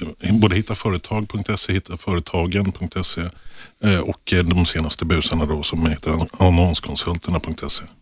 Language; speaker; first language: Swedish; native; Swedish